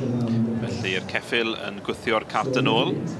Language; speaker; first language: Welsh; native; Welsh